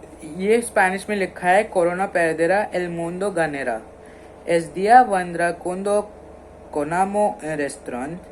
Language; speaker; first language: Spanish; non-native, learner; Hindi